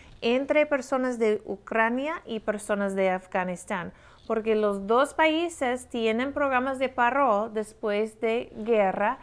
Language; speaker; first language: Spanish; non-native, fluent; English